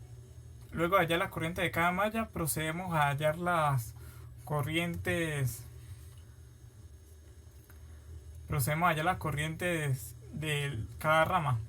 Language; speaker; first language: Spanish; native; Spanish